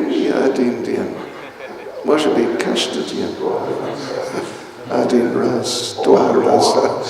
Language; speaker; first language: Russian; non-native, learner; English